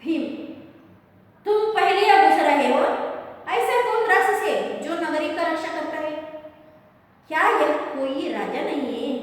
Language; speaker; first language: Hindi; non-native, local second language; Kannada